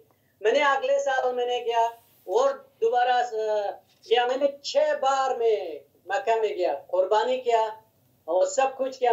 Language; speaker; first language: Hindi; non-native, learner; Hazaragi